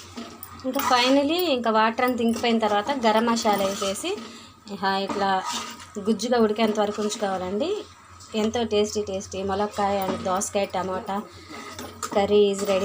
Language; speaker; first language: Telugu; native; Telugu